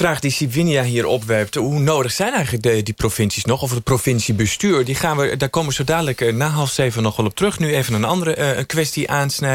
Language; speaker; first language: Dutch; native; Dutch